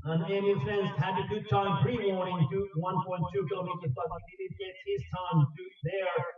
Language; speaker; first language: English; non-native, fluent; Finnish